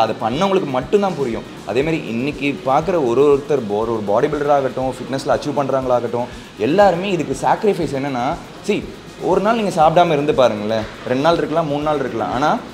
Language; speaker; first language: Tamil; native; Tamil